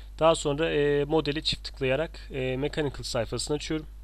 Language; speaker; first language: Turkish; native; Turkish